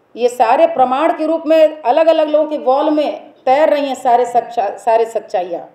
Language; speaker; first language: Hindi; native; Hindi